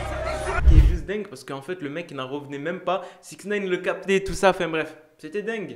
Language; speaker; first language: French; native; French